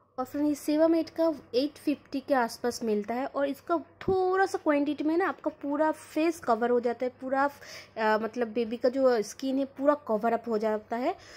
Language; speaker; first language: Hindi; non-native, local second language; Bangla